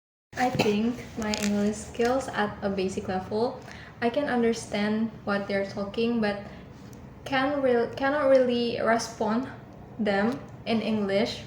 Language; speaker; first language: English; non-native, learner; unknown